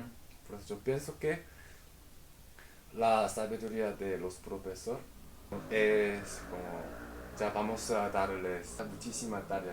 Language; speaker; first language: Spanish; non-native, fluent; Korean